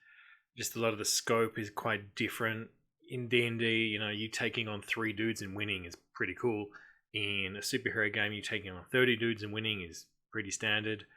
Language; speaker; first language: English; native; English